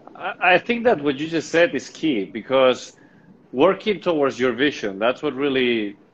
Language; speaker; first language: English; non-native, fluent; Spanish